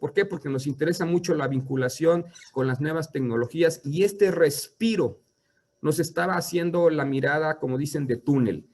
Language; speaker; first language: Spanish; native; Spanish